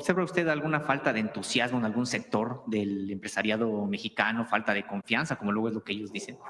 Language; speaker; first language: Spanish; native; Spanish